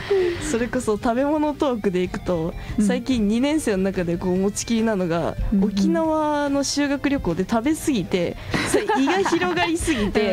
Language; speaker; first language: Japanese; native; Japanese